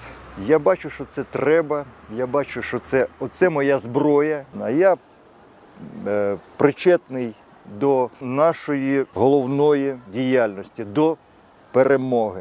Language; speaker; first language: Ukrainian; native; Ukrainian